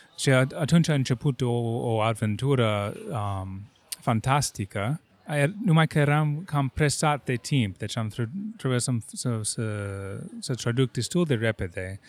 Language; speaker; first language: Romanian; non-native, fluent; English